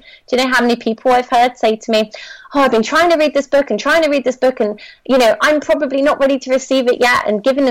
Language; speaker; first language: English; native; English